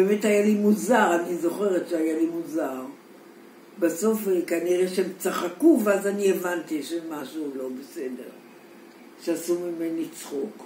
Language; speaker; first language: Hebrew; non-native, fluent; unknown